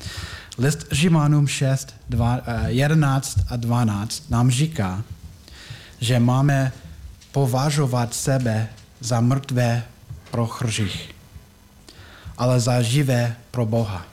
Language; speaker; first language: Czech; non-native, learner; English